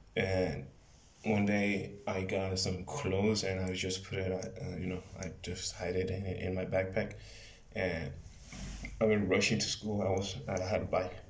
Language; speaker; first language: English; non-native, fluent; Spanish